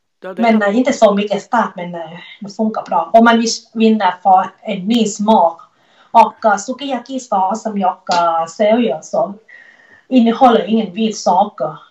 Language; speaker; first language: Swedish; non-native, learner; Thai